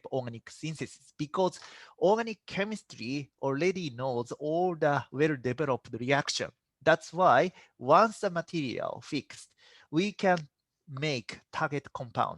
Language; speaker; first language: English; non-native, fluent; Japanese